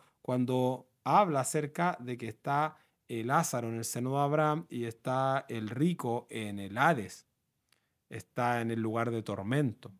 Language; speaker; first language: Spanish; native; Spanish